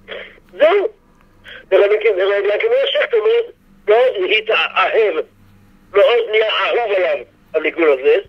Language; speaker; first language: Hebrew; native; Hebrew